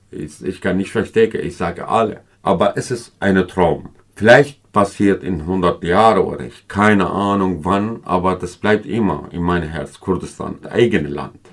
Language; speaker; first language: German; non-native, learner; Kurdish